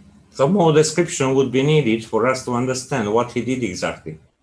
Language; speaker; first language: English; non-native, fluent; Hungarian